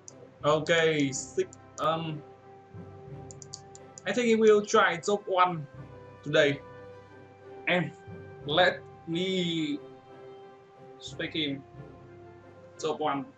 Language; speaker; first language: English; non-native, learner; Vietnamese